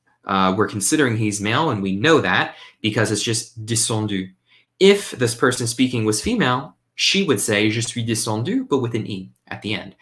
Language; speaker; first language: English; native; English